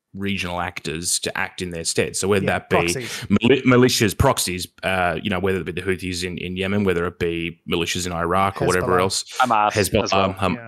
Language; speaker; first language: English; native; English